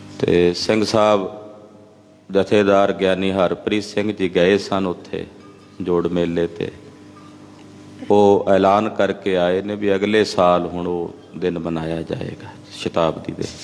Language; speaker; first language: Punjabi; native; Punjabi